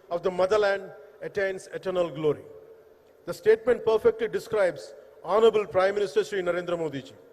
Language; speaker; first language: English; non-native, local second language; Telugu